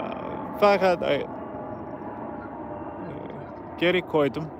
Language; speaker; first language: Turkish; non-native, learner; English